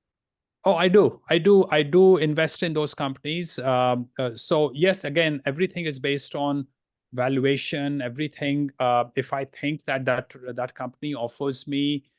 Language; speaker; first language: English; non-native, fluent; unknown